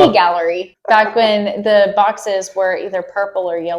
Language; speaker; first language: English; native; English